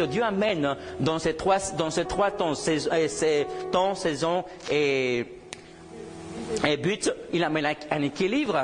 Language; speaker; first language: French; non-native, fluent; Spanish